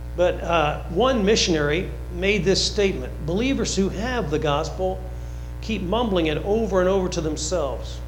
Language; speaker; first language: English; native; English